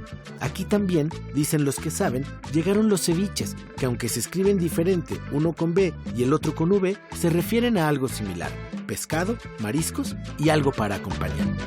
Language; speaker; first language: Spanish; native; Spanish